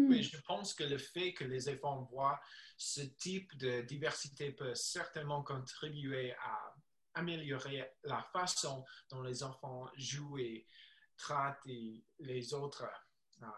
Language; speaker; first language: French; non-native, learner; English